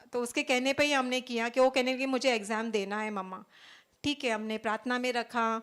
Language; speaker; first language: Hindi; non-native, local second language; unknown